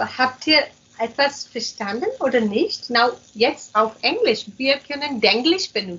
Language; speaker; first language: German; non-native, fluent; Hindi